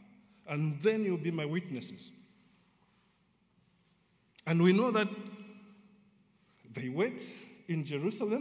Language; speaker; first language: English; non-native, local second language; Nyanja